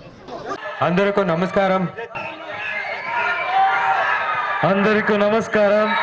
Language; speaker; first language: Telugu; non-native, learner; Kannada